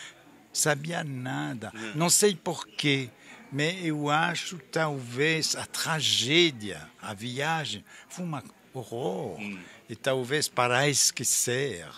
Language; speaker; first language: Portuguese; non-native, fluent; French